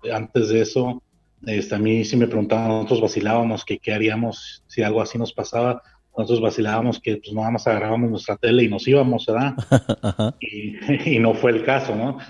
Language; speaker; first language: Spanish; early bilingual, heritage; Spanish